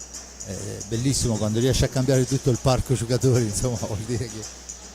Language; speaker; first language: Italian; native; Italian